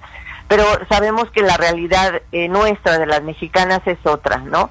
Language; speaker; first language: Spanish; native; Spanish